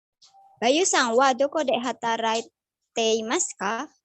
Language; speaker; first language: Japanese; non-native, learner; Indonesian